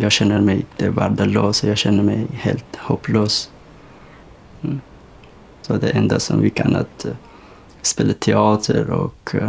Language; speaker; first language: Swedish; non-native, learner; Persian